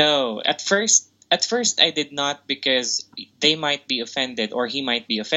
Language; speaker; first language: English; non-native, local second language; Filipino